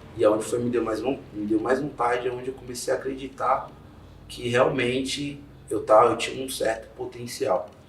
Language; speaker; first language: Portuguese; native; Portuguese